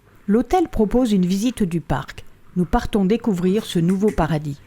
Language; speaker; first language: French; native; French